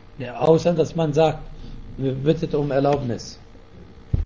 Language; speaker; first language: German; non-native, fluent; Arabic